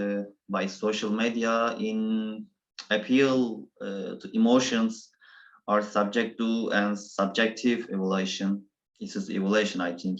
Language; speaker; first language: English; non-native, learner; Turkish